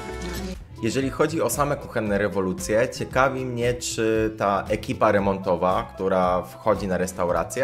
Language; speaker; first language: Polish; native; Polish